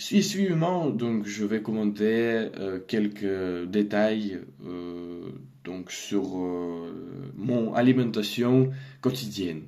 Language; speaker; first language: French; non-native, learner; Russian